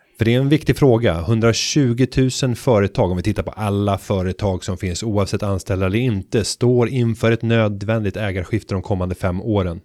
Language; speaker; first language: Swedish; native; Swedish